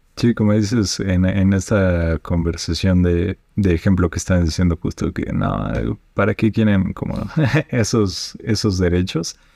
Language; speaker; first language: Spanish; native; Spanish